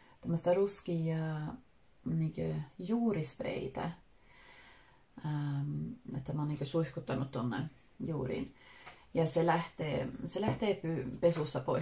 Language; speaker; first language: Finnish; early bilingual, heritage; Finnish